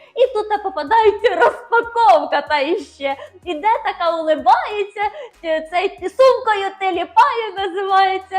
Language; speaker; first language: Ukrainian; native; Ukrainian